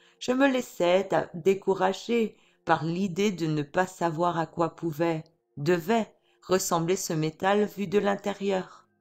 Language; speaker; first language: French; native; French